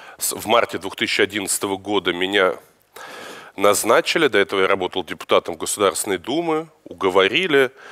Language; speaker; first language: Russian; native; Russian